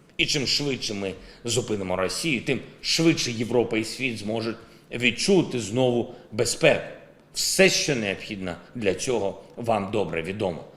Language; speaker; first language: Ukrainian; non-native, local second language; Russian